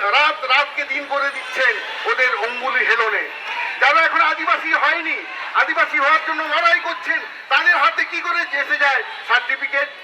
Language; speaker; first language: Bangla; non-native, local second language; Santali